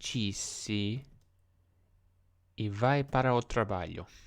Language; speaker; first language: Portuguese; non-native, learner; English